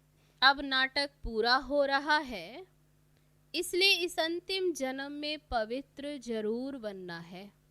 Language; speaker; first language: Hindi; native; Hindi